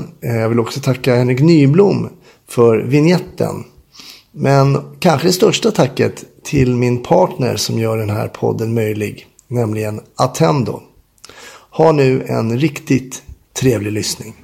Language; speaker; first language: Swedish; native; Swedish